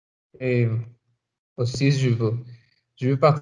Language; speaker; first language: French; non-native, learner; Spanish